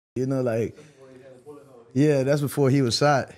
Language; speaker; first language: English; native; English